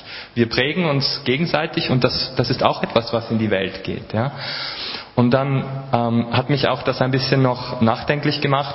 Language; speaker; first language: German; native; German